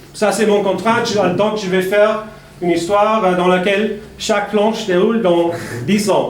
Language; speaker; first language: French; non-native, fluent; English